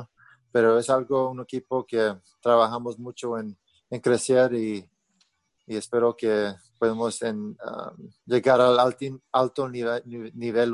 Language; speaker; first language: Spanish; early bilingual, heritage; Spanish